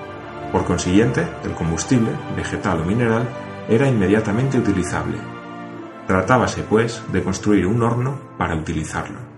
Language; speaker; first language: Spanish; native; Spanish